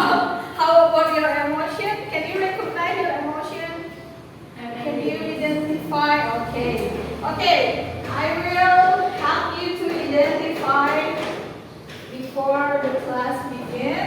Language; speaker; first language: English; non-native, fluent; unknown